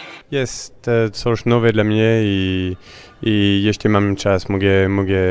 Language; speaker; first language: Polish; non-native, learner; French